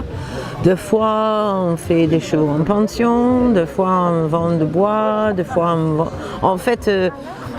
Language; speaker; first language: French; non-native, fluent; English